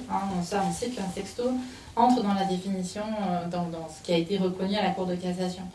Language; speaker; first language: French; native; French